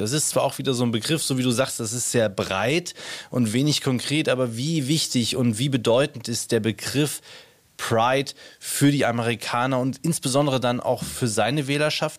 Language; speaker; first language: German; native; German